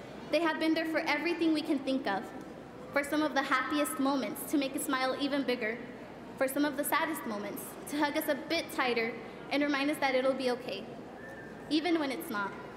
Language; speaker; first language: English; early bilingual, other home language; Spanish